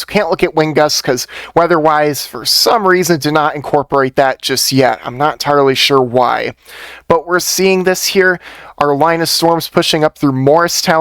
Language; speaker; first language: English; native; English